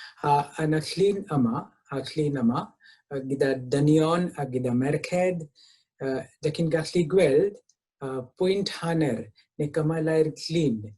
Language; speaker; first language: Welsh; non-native, fluent; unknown